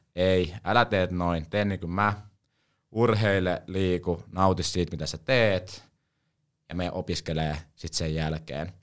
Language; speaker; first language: Finnish; native; Finnish